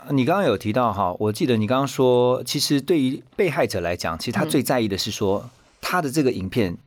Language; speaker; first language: Chinese; native; Chinese